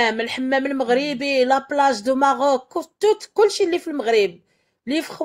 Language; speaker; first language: Arabic; native; Arabic